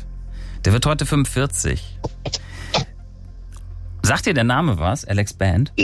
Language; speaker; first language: German; native; German